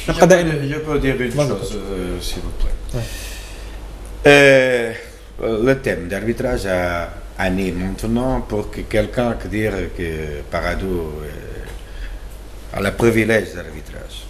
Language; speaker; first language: French; non-native, learner; Portuguese